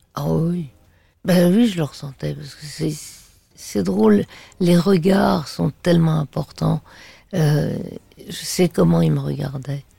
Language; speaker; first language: French; native; French